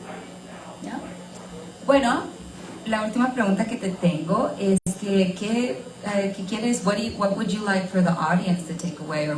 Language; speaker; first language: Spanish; early bilingual, heritage; Spanish